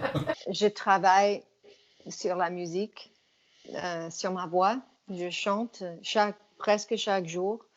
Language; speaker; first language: French; non-native, fluent; English